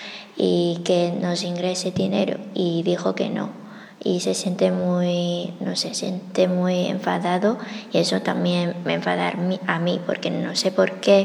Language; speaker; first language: Spanish; non-native, fluent; Chinese